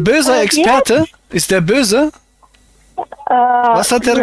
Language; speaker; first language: German; native; German